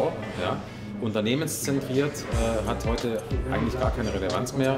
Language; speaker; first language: German; native; German